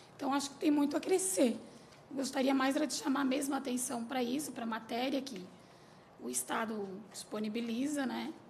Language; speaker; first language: Portuguese; native; Portuguese